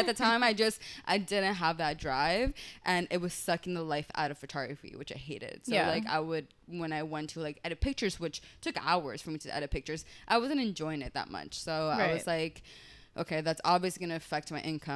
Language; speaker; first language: English; early bilingual, other home language; Spanish